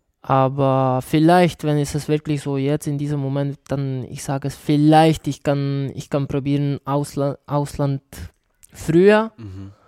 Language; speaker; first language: German; non-native, learner; Czech